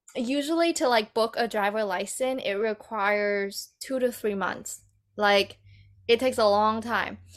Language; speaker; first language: English; native; English